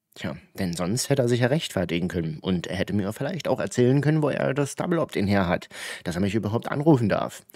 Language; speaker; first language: German; native; German